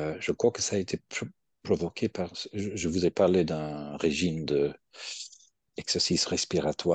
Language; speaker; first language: French; non-native, fluent; English